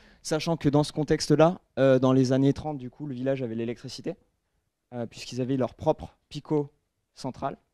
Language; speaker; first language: French; native; French